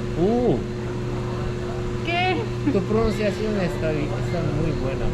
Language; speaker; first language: Spanish; non-native, learner; Korean